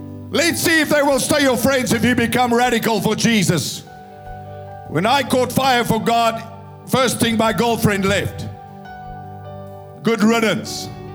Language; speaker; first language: English; non-native, local second language; Afrikaans